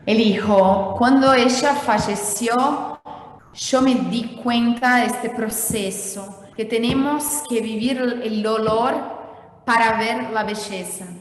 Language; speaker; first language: Spanish; non-native, fluent; Portuguese